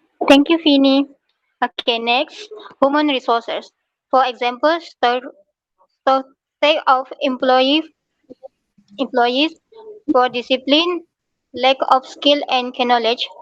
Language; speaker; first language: English; non-native, local second language; Malay